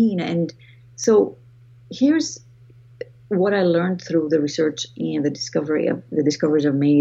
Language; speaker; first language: English; non-native, fluent; Greek